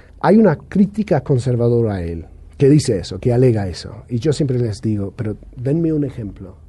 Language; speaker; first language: Spanish; non-native, fluent; English